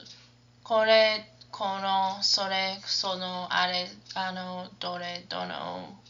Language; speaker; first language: Japanese; non-native, fluent; English